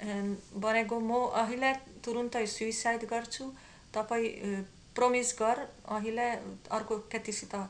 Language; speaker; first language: Nepali; non-native, learner; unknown